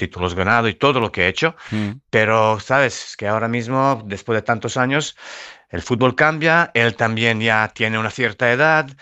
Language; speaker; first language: Spanish; non-native, fluent; Serbian